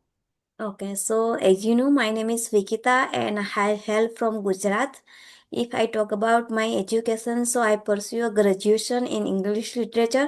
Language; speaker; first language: English; non-native, learner; Gujarati